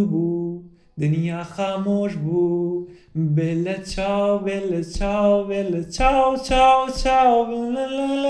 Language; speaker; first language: English; non-native, learner; Arabic